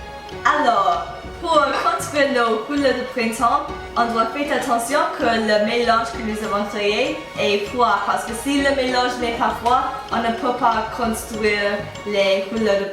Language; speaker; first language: French; non-native, learner; English